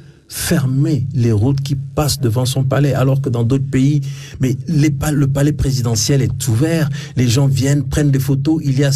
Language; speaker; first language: French; non-native, local second language; Ewe